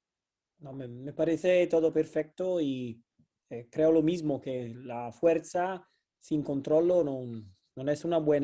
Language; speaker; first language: Spanish; non-native, fluent; Italian